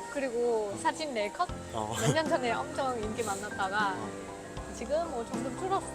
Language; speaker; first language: Korean; non-native, fluent; Vietnamese